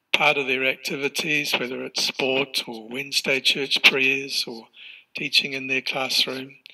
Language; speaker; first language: English; native; English